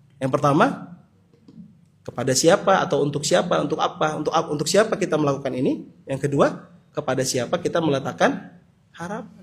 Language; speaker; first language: Indonesian; native; Indonesian